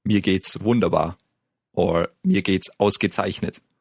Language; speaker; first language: German; native; German